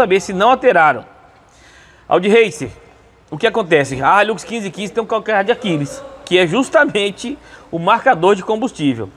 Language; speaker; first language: Portuguese; native; Portuguese